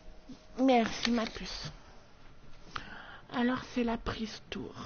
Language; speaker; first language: French; native; French